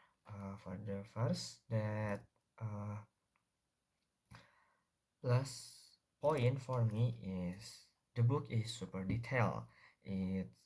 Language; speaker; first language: English; non-native, learner; Indonesian